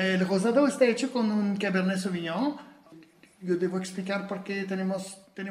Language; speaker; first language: Spanish; non-native, fluent; French